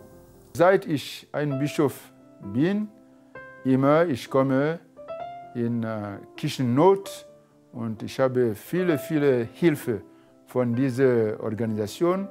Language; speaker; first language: German; non-native, learner; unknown